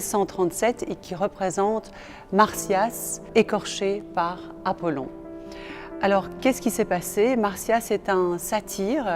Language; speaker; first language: French; native; French